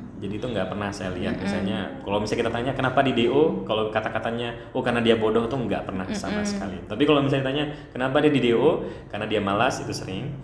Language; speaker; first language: Indonesian; non-native, local second language; Achinese